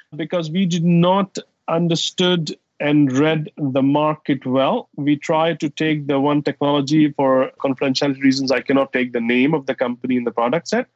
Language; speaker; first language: English; non-native, fluent; Arabic